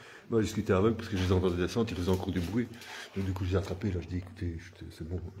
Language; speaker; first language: French; native; French